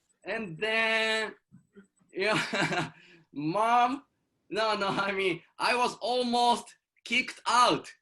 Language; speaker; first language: English; non-native, learner; Japanese